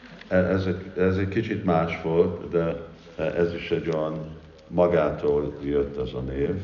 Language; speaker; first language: Hungarian; early bilingual, heritage; Hungarian